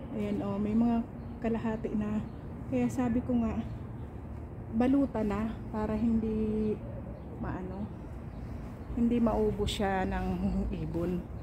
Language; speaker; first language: Filipino; native; Filipino